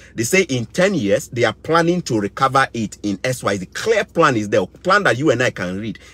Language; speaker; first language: English; non-native, local second language; Akan